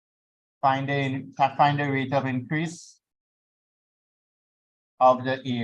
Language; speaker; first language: English; native; English